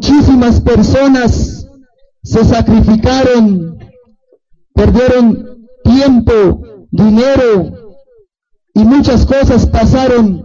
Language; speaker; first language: Spanish; non-native, local second language; Tzotzil